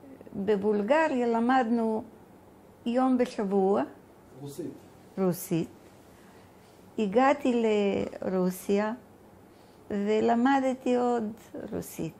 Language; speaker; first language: Hebrew; non-native, fluent; Bulgarian